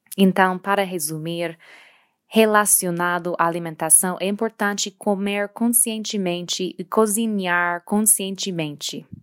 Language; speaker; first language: Portuguese; non-native, fluent; English